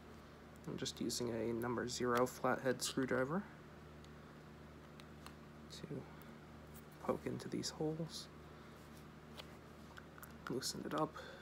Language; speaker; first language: English; native; English